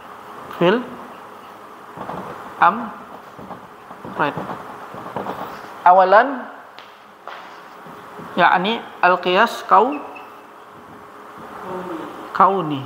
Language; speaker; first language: Arabic; non-native, learner; Malay